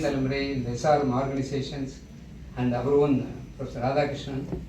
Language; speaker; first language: English; non-native, local second language; Tamil